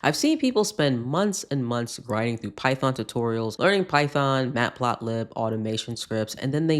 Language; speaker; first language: English; native; English